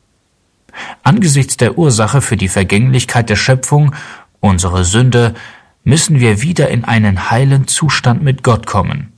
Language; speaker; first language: German; native; German